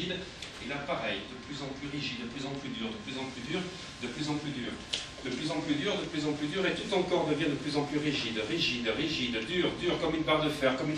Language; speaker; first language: French; native; French